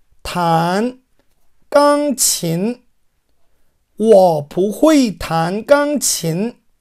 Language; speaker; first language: Chinese; non-native, fluent; Korean